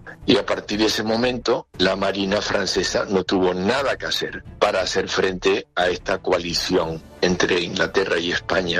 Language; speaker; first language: Spanish; native; Spanish